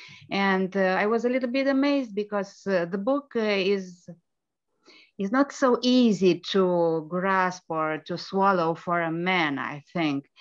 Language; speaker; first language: English; non-native, fluent; Romanian